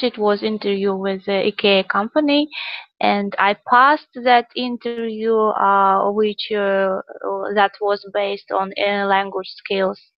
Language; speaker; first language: English; non-native, learner; Russian